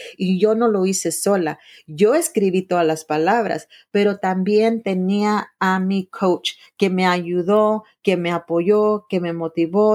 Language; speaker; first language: Spanish; early bilingual, heritage; Spanish